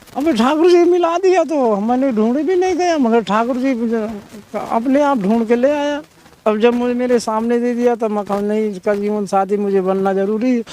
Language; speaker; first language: Hindi; native; Hindi